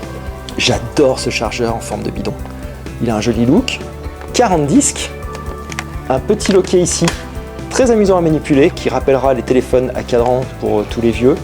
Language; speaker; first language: French; native; French